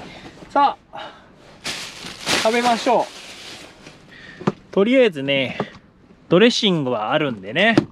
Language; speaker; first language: Japanese; native; Japanese